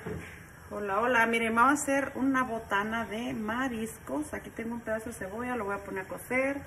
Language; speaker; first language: Spanish; native; Spanish